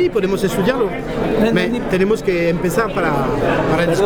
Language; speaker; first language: Spanish; non-native, fluent; French